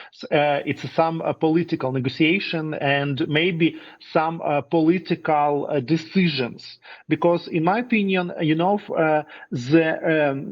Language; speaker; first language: English; non-native, learner; Ukrainian